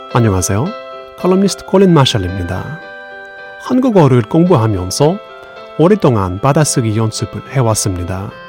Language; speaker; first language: Korean; non-native, fluent; English